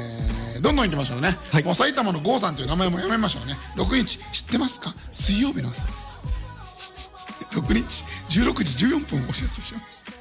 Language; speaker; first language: Japanese; native; Japanese